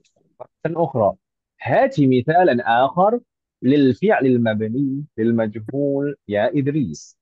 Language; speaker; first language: Arabic; non-native, fluent; Indonesian